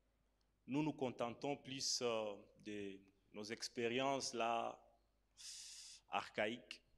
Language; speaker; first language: French; non-native, local second language; Swahili